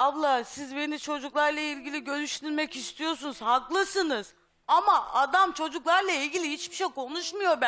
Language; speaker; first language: Turkish; native; Turkish